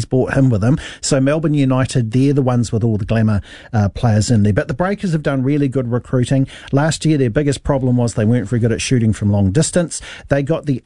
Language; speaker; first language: English; native; English